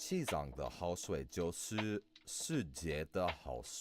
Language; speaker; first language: Chinese; non-native, learner; English